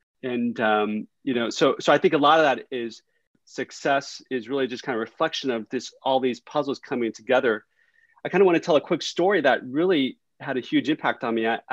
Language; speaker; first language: English; early bilingual, other home language; Vietnamese